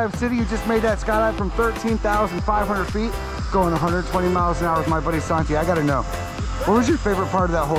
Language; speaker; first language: English; native; English